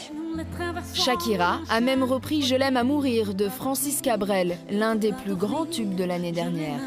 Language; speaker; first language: French; native; French